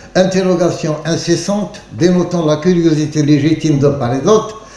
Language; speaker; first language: French; non-native, local second language; Arabic